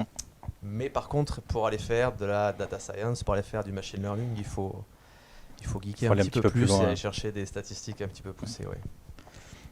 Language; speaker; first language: French; native; French